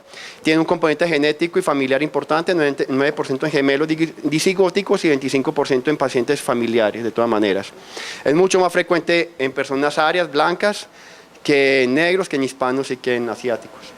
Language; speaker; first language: Spanish; native; Spanish